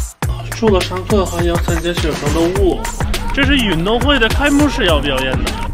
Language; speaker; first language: Chinese; non-native, learner; Turkmen